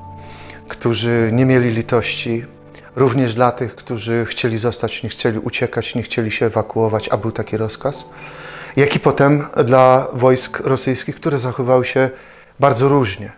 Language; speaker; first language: Polish; native; Polish